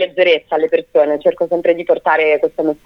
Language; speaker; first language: Italian; native; Italian